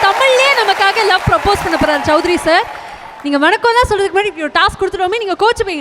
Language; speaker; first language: Tamil; native; Tamil